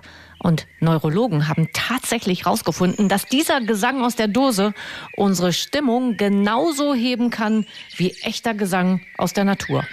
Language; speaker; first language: German; native; German